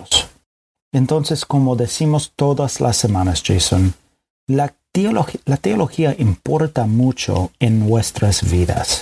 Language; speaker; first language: Spanish; non-native, fluent; English